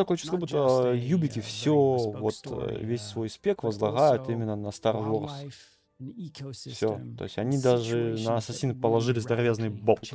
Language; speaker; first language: Russian; native; Russian